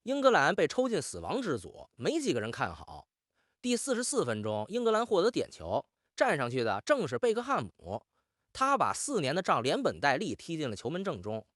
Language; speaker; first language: Chinese; native; Chinese